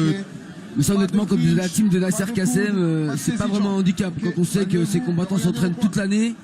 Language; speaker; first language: French; native; French